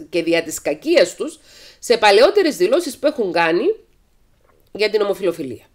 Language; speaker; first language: Greek; native; Greek